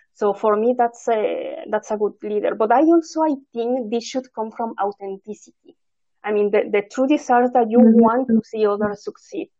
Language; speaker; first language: English; non-native, fluent; Spanish